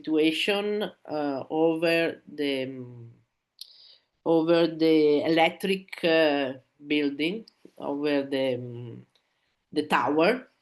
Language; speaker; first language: English; non-native, learner; Italian